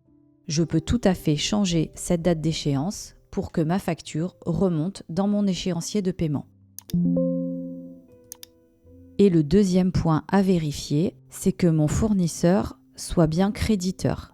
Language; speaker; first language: French; native; French